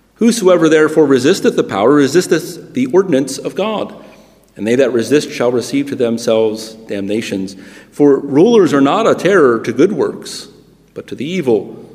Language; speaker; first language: English; native; English